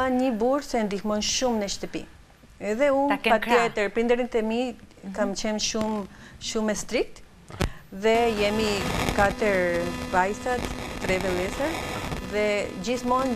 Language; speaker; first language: Albanian; non-native, learner; Spanish